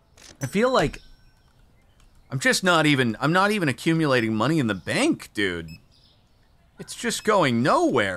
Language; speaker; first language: English; native; English